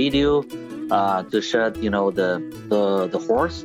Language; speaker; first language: English; non-native, learner; Chinese